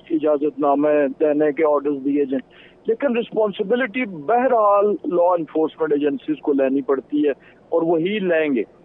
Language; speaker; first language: Urdu; native; Urdu